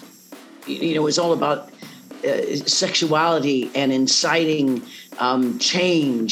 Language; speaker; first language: English; native; English